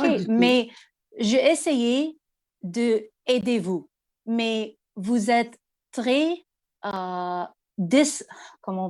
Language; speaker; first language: French; non-native, learner; English